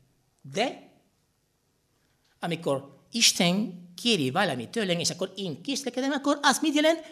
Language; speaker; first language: Hungarian; non-native, fluent; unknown